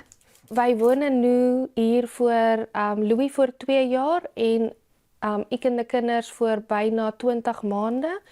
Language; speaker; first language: Dutch; non-native, learner; Afrikaans